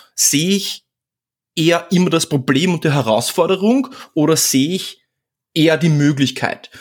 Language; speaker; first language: German; early bilingual, other home language; Czech